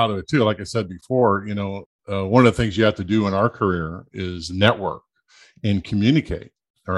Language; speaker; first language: English; native; English